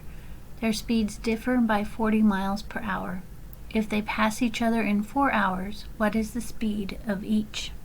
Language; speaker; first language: English; native; English